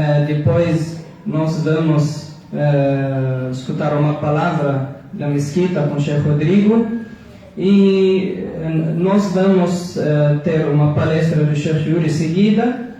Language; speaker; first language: Portuguese; non-native, fluent; Arabic